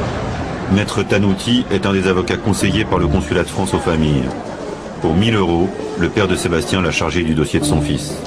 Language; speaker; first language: French; native; French